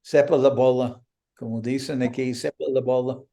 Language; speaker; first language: Spanish; non-native, fluent; English